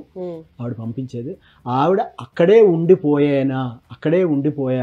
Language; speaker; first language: Telugu; native; Telugu